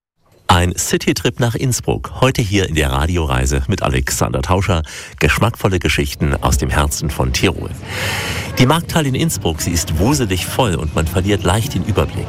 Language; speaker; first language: German; native; German